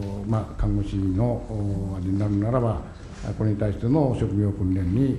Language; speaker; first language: Japanese; native; Japanese